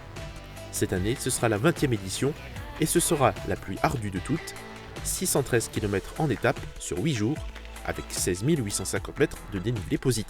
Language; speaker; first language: French; native; French